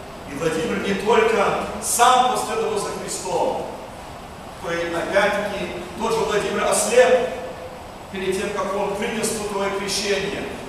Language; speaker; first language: Russian; early bilingual, heritage; Russian